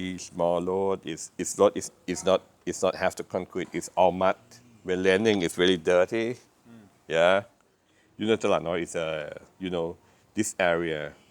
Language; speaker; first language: English; non-native, learner; Thai